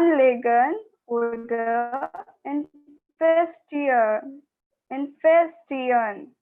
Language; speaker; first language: German; non-native, learner; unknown